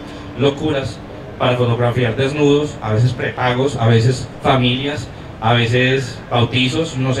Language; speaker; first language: Spanish; native; Spanish